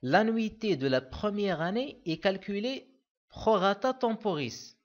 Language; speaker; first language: French; non-native, local second language; Arabic